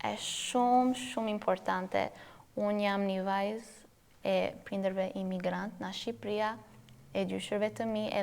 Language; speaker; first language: Albanian; early bilingual, heritage; Albanian